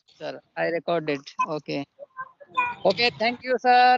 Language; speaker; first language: English; non-native, learner; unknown